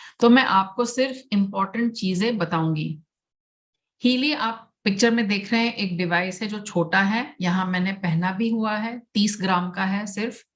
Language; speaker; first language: Hindi; non-native, local second language; Gujarati